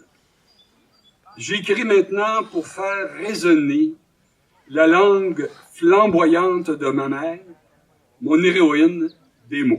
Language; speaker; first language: French; native; French